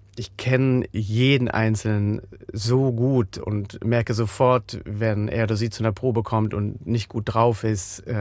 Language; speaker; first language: German; native; German